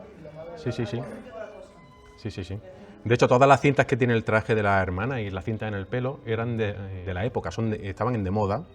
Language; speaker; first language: Spanish; native; Spanish